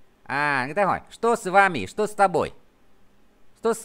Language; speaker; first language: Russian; non-native, fluent; Vietnamese